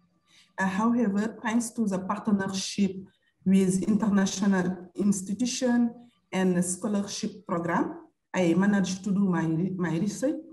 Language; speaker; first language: English; non-native, fluent; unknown